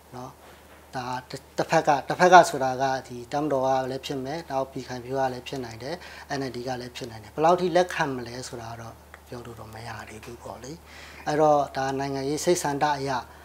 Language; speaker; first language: Burmese; non-native, local second language; Shan